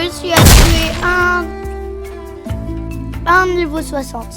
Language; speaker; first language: French; native; French